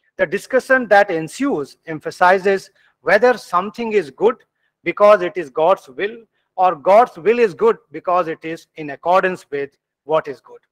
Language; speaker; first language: English; non-native, local second language; Hindi